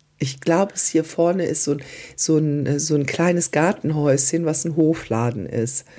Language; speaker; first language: German; early bilingual, other home language; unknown